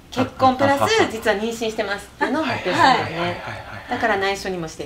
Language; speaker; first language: Japanese; native; Japanese